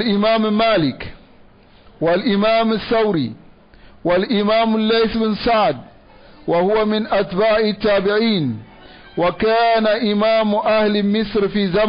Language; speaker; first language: Arabic; non-native, fluent; Dyula